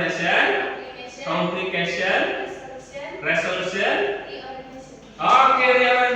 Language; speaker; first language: English; non-native, learner; Indonesian